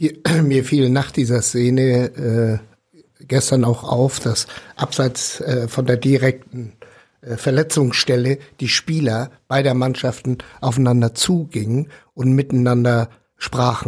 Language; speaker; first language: German; native; German